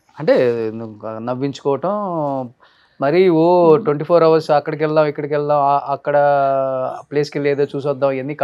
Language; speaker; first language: Telugu; native; Telugu